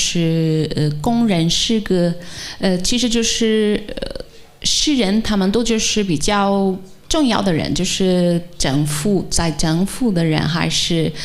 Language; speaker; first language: Chinese; non-native, fluent; Portuguese